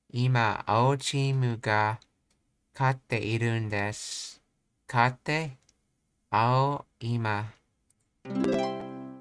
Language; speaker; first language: Japanese; non-native, learner; English